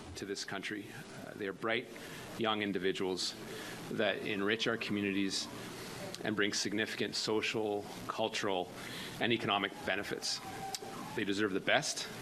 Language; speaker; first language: English; native; English